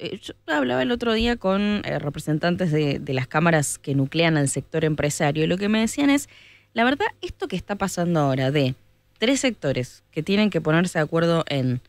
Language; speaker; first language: Spanish; native; Spanish